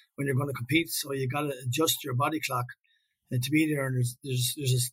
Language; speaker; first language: English; native; English